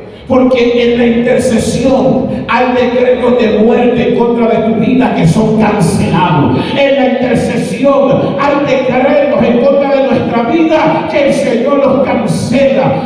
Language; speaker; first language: Spanish; native; Spanish